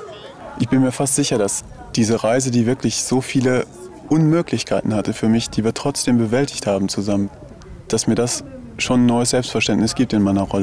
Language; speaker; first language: German; native; German